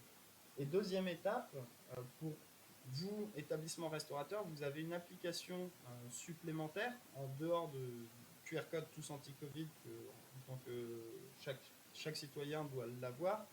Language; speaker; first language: French; native; French